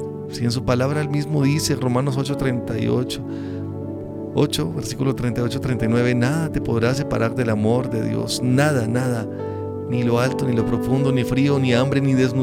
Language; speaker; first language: Spanish; native; Spanish